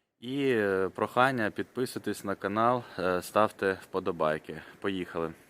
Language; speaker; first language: Ukrainian; non-native, local second language; Russian